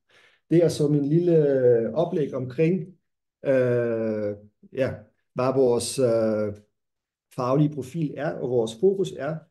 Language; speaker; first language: Danish; non-native, fluent; German